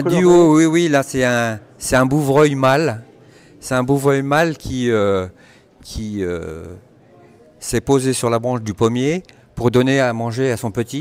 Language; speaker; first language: French; native; French